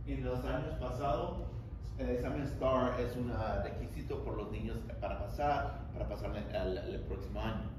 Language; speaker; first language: Spanish; non-native, learner; English